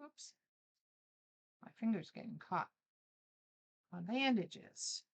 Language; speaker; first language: English; native; English